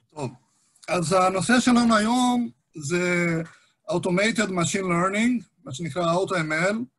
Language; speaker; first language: Hebrew; non-native, fluent; Portuguese